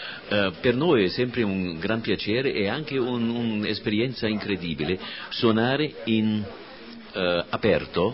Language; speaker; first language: Italian; non-native, fluent; German